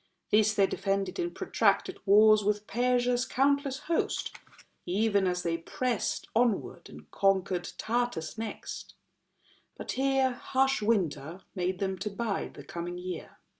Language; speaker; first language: English; non-native, fluent; Greek